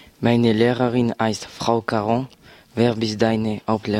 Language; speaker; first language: German; non-native, learner; French